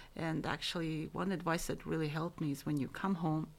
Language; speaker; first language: English; non-native, fluent; Mongolian